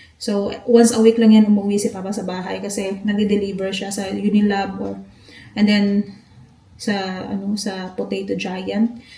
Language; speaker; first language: Filipino; non-native, local second language; Hiligaynon